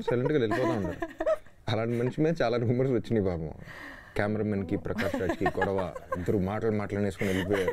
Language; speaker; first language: Telugu; native; Telugu